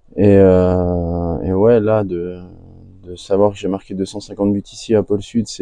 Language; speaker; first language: French; native; French